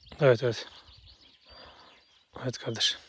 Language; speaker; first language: Turkish; native; Turkish